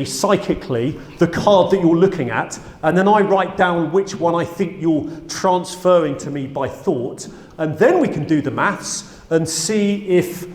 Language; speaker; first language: English; native; English